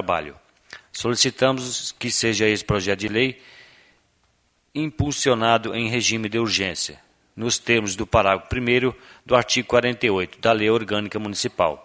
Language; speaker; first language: Portuguese; native; Portuguese